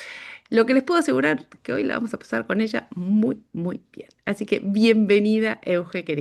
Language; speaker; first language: Spanish; native; Spanish